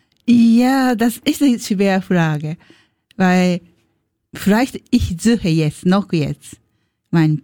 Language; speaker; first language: German; non-native, learner; Japanese